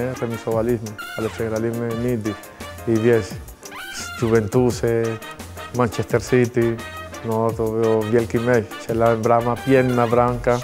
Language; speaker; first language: Polish; non-native, learner; Spanish